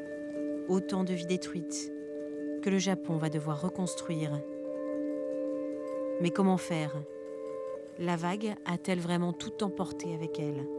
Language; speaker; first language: French; native; French